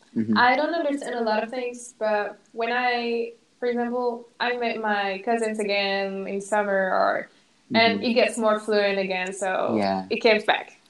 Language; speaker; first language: English; non-native, fluent; Arabic